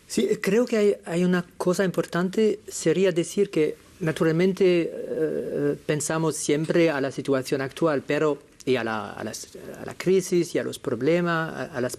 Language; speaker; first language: Spanish; non-native, fluent; French